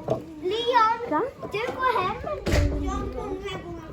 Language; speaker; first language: Swedish; early bilingual, other home language; Sinhala